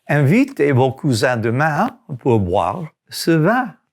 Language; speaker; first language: French; non-native, fluent; English